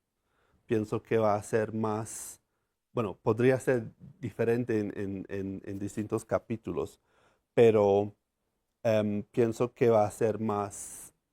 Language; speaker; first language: Spanish; non-native, fluent; English